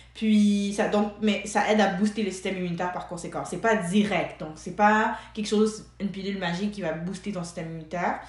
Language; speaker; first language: French; early bilingual, other home language; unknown